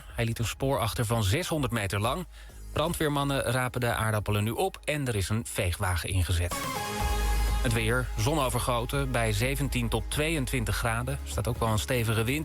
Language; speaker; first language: Dutch; native; Dutch